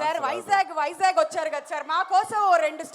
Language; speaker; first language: Telugu; native; Telugu